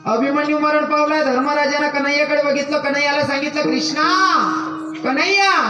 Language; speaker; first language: Hindi; non-native, local second language; Marathi